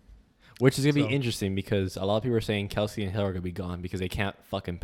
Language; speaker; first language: English; native; English